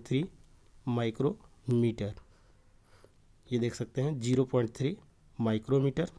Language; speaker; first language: Hindi; native; Hindi